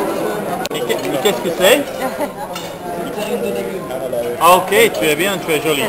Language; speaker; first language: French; non-native, learner; English